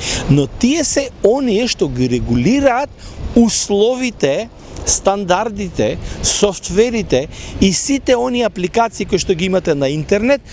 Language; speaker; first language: Macedonian; native; Macedonian